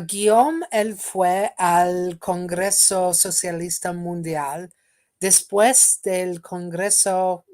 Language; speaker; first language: Spanish; non-native, fluent; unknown